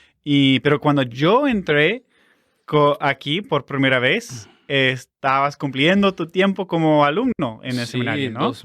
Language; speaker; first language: Spanish; non-native, fluent; English